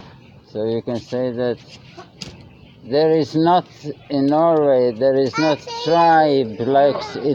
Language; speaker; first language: English; non-native, learner; Norwegian